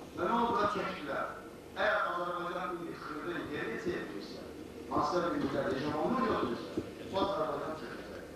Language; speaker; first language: Azerbaijani; non-native, local second language; Talysh